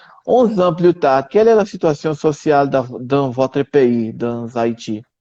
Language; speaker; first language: French; non-native, learner; Portuguese